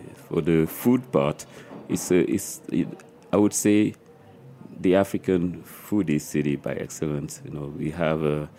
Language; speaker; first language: English; non-native, fluent; French